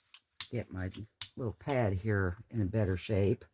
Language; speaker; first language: English; native; English